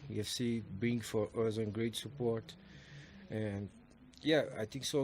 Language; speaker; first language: English; non-native, learner; Portuguese